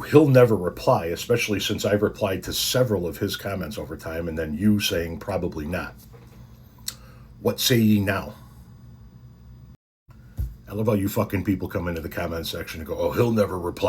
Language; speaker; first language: English; native; English